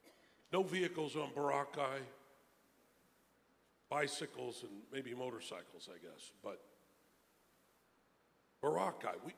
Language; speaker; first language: English; native; English